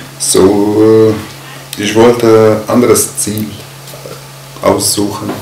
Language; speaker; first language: German; non-native, fluent; Arabic